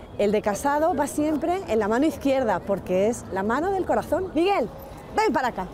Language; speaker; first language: Spanish; native; Spanish